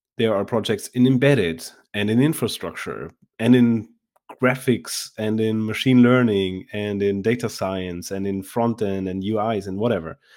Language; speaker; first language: English; non-native, fluent; German